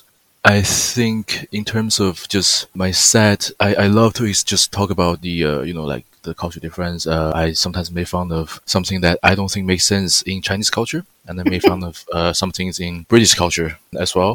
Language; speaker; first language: English; non-native, fluent; Chinese